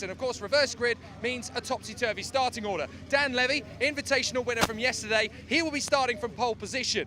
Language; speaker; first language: English; native; English